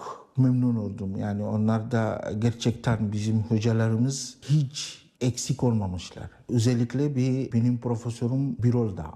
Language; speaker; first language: Turkish; non-native, fluent; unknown